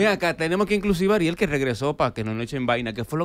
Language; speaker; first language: Spanish; native; Spanish